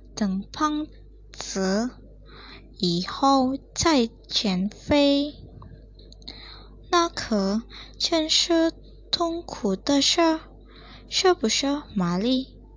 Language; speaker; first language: Chinese; non-native, learner; Indonesian